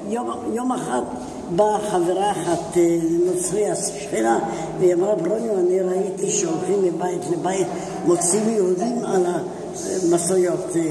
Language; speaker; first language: Hebrew; non-native, fluent; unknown